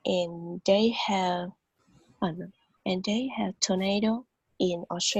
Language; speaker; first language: English; non-native, learner; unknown